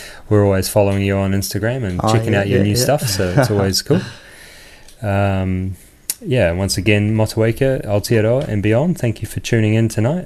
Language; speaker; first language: English; native; English